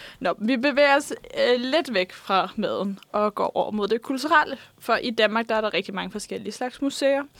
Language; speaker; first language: Danish; native; Danish